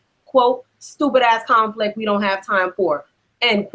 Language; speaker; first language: English; early bilingual, other home language; Spanish